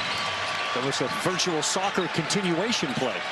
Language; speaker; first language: English; native; English